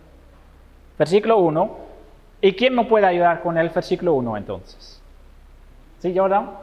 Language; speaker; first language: Spanish; non-native, fluent; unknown